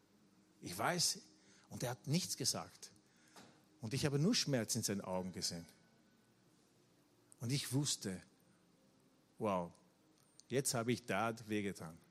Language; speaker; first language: German; non-native, fluent; Italian